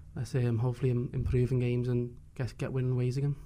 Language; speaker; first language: English; native; English